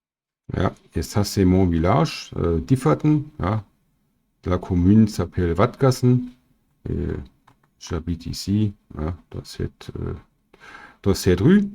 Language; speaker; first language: French; non-native, fluent; German